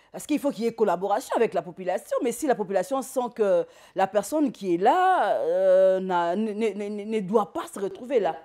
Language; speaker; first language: French; non-native, local second language; Lingala